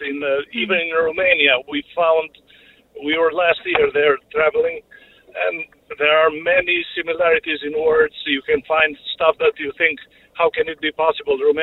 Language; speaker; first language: English; non-native, learner; Albanian